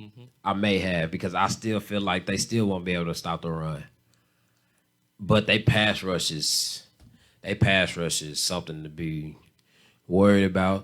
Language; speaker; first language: English; native; English